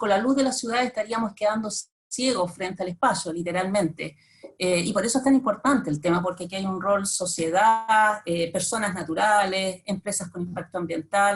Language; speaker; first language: Spanish; native; Spanish